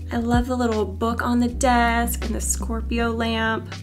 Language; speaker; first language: English; native; English